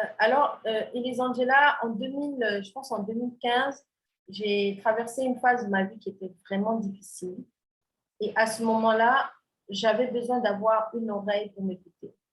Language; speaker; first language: French; non-native, local second language; Wolof